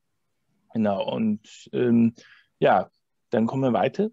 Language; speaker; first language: German; non-native, fluent; Chinese